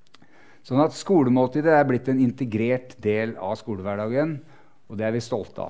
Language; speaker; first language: Norwegian; native; Norwegian